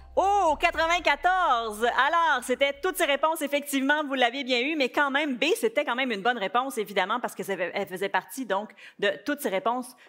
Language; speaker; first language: French; native; French